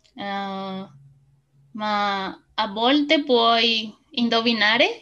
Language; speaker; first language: Italian; non-native, learner; Spanish